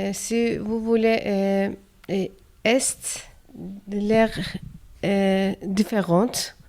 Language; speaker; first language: French; non-native, learner; Turkish